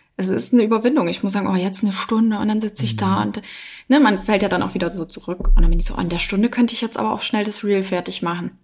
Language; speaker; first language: German; native; German